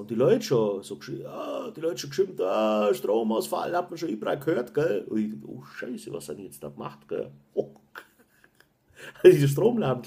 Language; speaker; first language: German; native; German